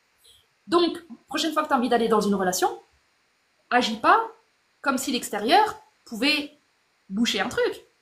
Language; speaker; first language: French; native; French